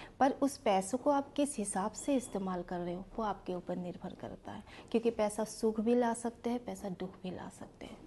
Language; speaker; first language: Hindi; non-native, local second language; Assamese